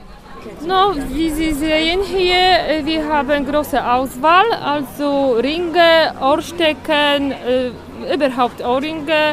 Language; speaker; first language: German; non-native, fluent; Polish